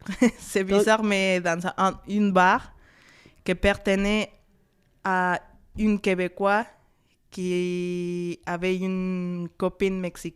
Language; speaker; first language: French; non-native, fluent; Spanish